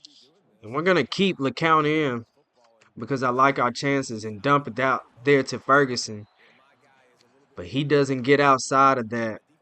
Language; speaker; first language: English; native; English